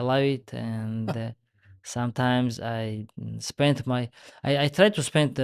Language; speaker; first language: English; non-native, learner; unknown